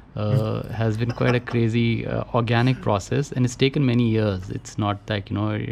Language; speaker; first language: English; non-native, local second language; Hindi